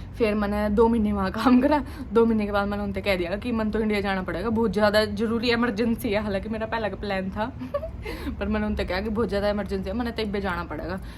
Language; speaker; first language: Hindi; native; Hindi